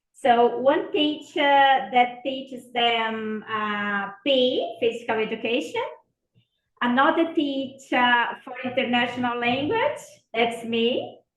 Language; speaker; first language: English; non-native, fluent; Portuguese